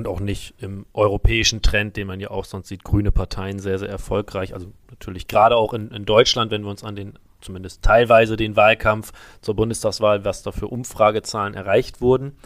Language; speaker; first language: German; native; German